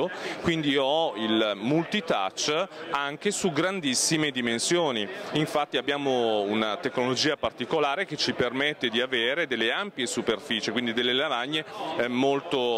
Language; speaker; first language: Italian; native; Italian